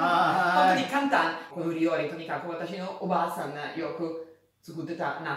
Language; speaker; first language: Japanese; non-native, learner; Italian